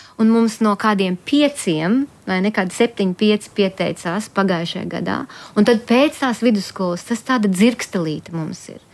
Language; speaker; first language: Latvian; early bilingual, heritage; Latvian